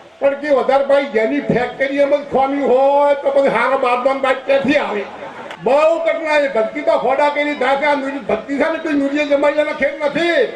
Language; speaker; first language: Gujarati; native; Gujarati